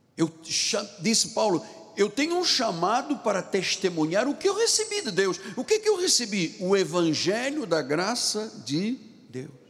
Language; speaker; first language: Portuguese; non-native, local second language; Tsonga